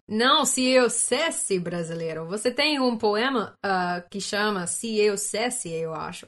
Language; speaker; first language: Portuguese; non-native, learner; English